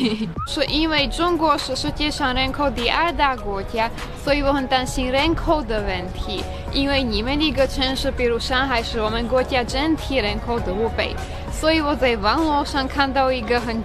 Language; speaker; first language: Chinese; non-native, fluent; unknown